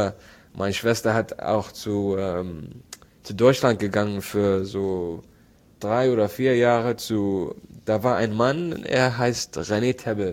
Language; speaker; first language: German; non-native, learner; Arabic